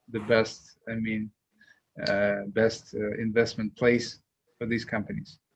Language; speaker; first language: English; non-native, fluent; Russian